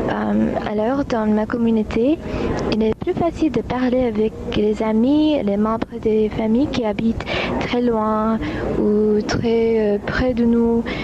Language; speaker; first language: French; non-native, fluent; English